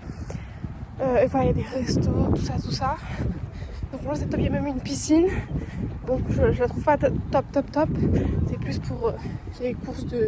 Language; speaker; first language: French; native; French